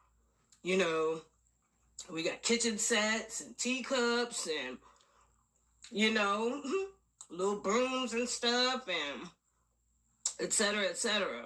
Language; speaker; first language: English; native; English